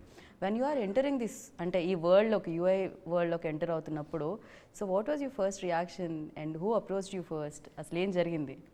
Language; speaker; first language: Telugu; native; Telugu